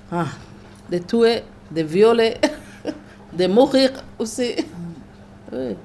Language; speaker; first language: French; non-native, learner; Somali